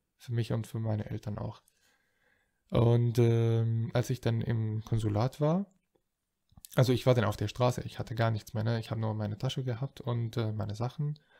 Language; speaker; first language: German; non-native, fluent; Arabic